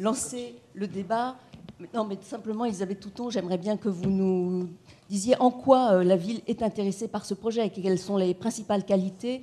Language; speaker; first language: French; native; French